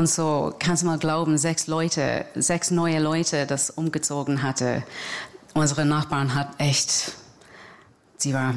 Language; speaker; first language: German; non-native, learner; English